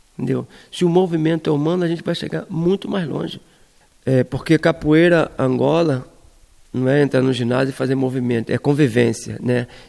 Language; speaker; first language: Portuguese; native; Portuguese